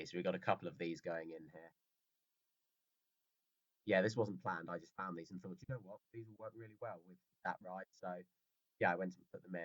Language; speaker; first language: English; native; English